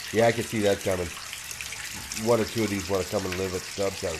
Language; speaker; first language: English; native; English